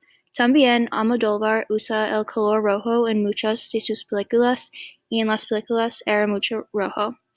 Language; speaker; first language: Spanish; non-native, learner; English